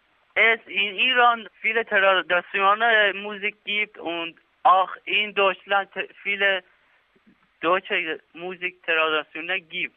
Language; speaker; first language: German; non-native, learner; Persian